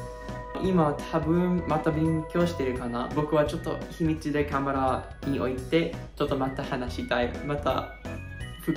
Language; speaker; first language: Japanese; non-native, learner; English